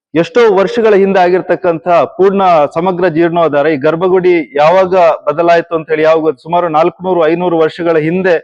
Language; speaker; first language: Kannada; native; Kannada